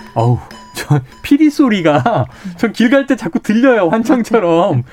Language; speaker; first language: Korean; native; Korean